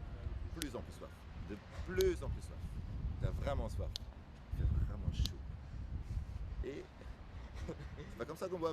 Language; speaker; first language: French; native; French